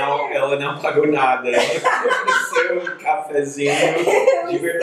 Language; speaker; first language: Portuguese; non-native, fluent; English